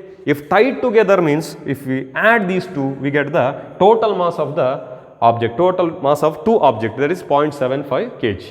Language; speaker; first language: English; non-native, local second language; Kannada